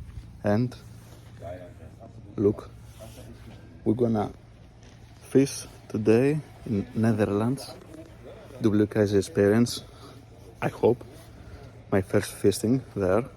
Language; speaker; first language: English; non-native, learner; Greek